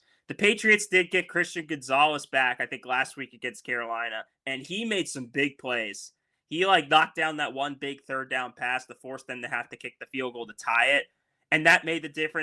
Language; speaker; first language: English; native; English